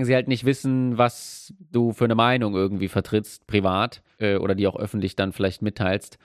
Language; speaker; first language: German; native; German